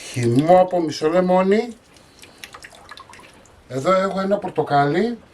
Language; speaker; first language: Greek; native; Greek